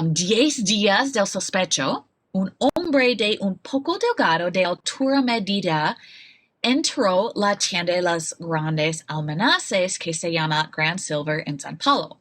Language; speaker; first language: Spanish; non-native, fluent; English